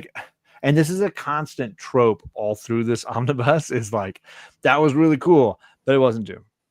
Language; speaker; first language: English; native; English